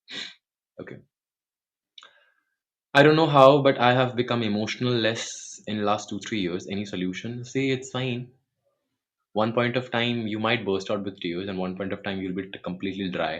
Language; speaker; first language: English; non-native, local second language; Hindi